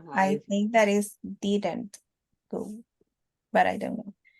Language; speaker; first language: English; non-native, learner; Spanish